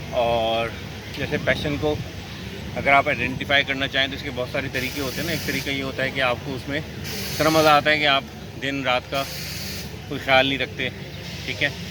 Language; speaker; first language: Urdu; native; Urdu